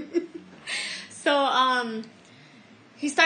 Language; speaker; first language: English; non-native, fluent; Albanian